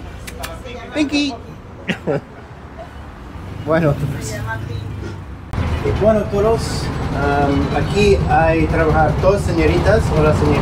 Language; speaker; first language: Spanish; non-native, learner; English